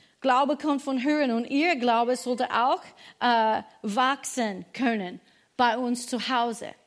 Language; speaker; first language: German; non-native, fluent; English